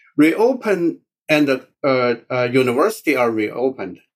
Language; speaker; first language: English; non-native, learner; Chinese